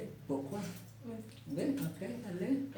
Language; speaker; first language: French; non-native, learner; Spanish